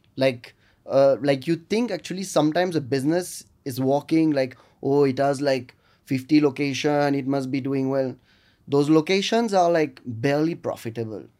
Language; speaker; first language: English; non-native, fluent; French